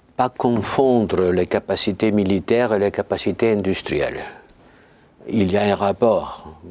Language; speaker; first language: French; non-native, fluent; Spanish